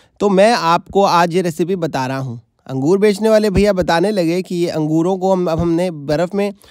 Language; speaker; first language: Hindi; native; Hindi